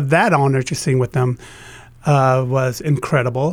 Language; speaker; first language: English; native; English